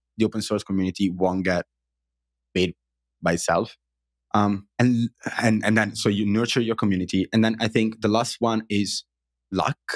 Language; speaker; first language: English; non-native, fluent; Italian